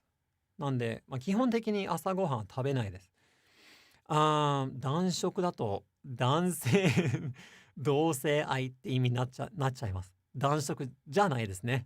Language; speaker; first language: Japanese; non-native, fluent; English